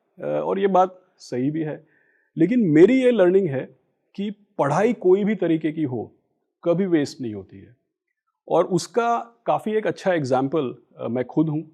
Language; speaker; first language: Hindi; non-native, local second language; Gujarati